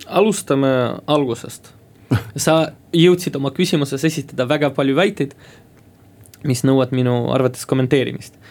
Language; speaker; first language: Estonian; non-native, local second language; Russian